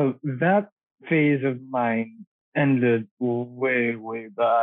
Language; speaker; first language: English; non-native, local second language; Cebuano